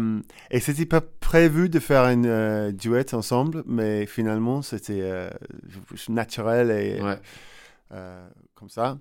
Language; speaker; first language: French; non-native, learner; English